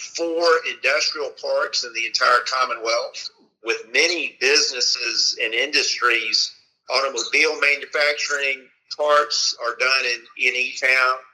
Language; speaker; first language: English; native; English